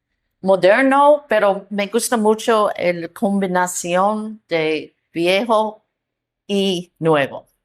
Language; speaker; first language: Spanish; non-native, learner; English